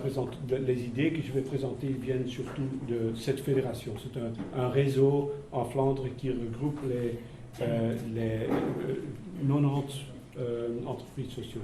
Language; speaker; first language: French; non-native, local second language; Dutch